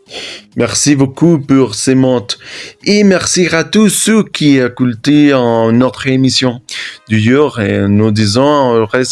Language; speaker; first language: French; non-native, learner; Spanish